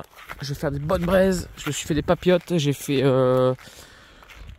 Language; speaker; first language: French; native; French